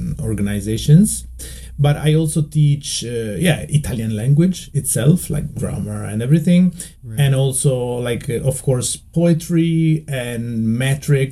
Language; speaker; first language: English; non-native, fluent; Italian